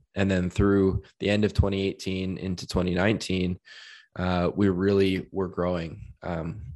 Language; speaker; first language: English; native; English